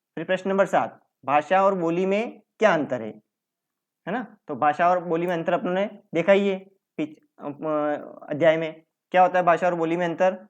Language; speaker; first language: Hindi; native; Hindi